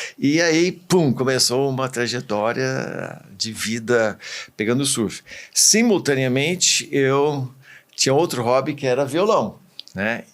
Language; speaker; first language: Portuguese; early bilingual, other home language; English